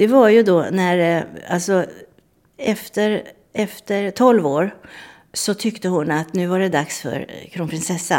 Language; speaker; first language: Swedish; native; Swedish